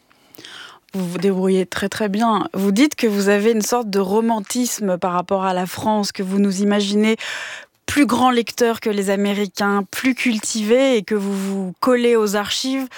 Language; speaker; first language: French; native; French